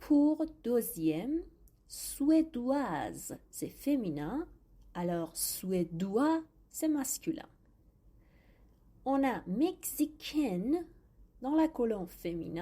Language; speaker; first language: French; non-native, fluent; Persian